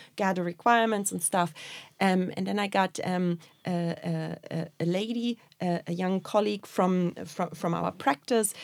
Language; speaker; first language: English; non-native, fluent; German